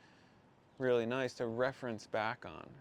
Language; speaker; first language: English; native; English